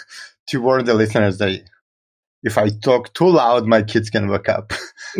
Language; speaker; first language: English; non-native, fluent; Russian